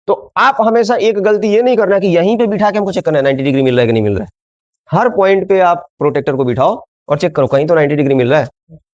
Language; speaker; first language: Hindi; non-native, local second language; Bangla